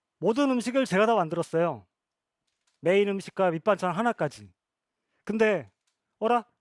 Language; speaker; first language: Korean; native; Korean